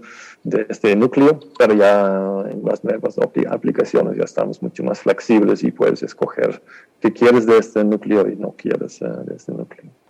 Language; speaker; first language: Spanish; non-native, fluent; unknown